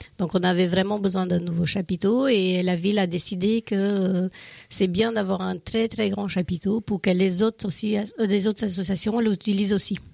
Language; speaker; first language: French; non-native, fluent; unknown